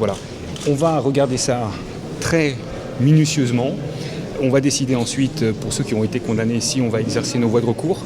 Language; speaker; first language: French; native; French